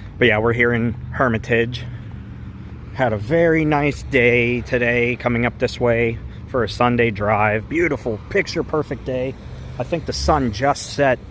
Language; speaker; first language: English; native; English